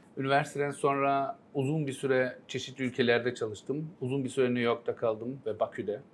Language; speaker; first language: Turkish; early bilingual, heritage; Turkish